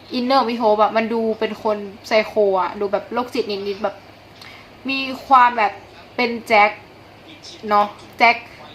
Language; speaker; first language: Thai; native; Thai